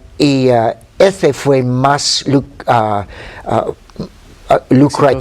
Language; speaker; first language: Spanish; non-native, fluent; English